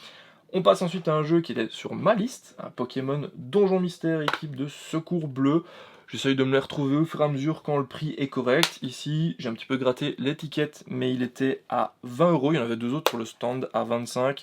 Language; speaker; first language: French; native; French